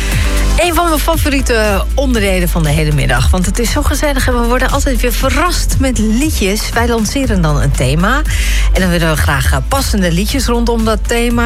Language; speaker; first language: Dutch; native; Dutch